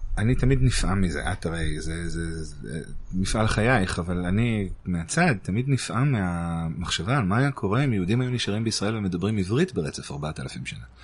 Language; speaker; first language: Hebrew; native; Hebrew